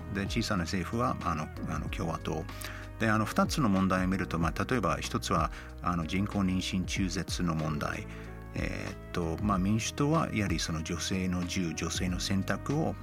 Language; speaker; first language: Japanese; non-native, fluent; English